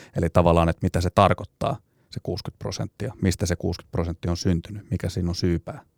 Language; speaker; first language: Finnish; native; Finnish